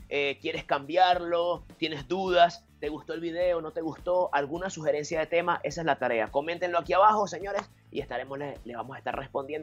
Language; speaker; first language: Spanish; native; Spanish